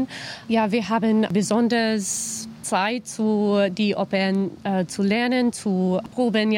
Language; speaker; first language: German; non-native, learner; English